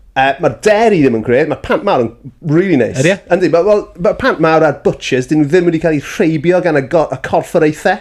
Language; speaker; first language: Welsh; native; Welsh